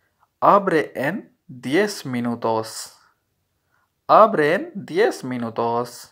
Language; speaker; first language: Spanish; non-native, learner; Urdu